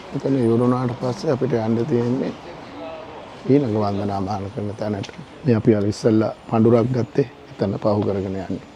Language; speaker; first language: Sinhala; native; Sinhala